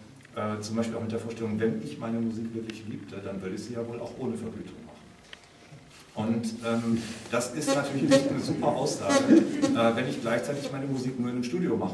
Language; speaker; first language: German; native; German